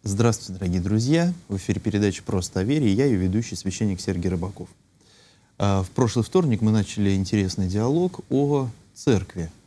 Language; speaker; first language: Russian; native; Russian